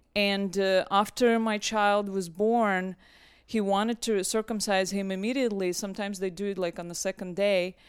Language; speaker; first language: English; non-native, fluent; Russian